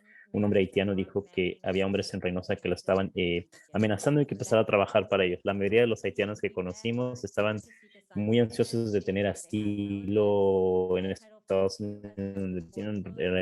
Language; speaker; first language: Spanish; non-native, fluent; English